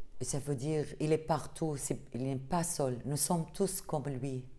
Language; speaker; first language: French; non-native, learner; Arabic